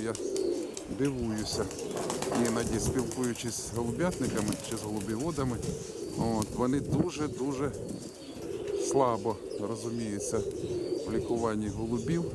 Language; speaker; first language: Ukrainian; non-native, local second language; Russian